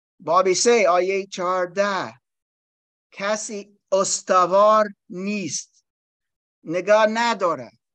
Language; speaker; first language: Persian; non-native, learner; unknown